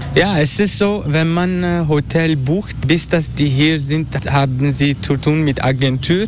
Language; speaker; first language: German; non-native, learner; Turkish